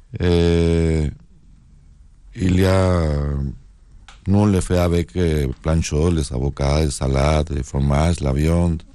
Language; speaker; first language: French; non-native, learner; Spanish